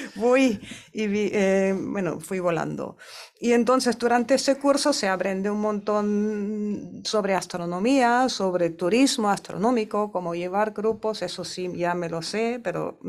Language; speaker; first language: Spanish; non-native, fluent; German